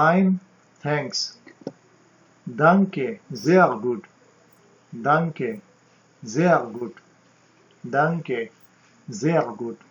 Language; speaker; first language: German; non-native, learner; Urdu